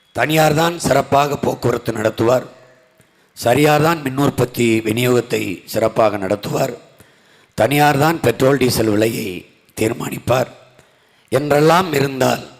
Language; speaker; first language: Tamil; native; Tamil